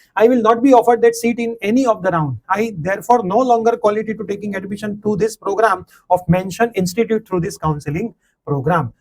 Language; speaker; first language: English; non-native, local second language; Gujarati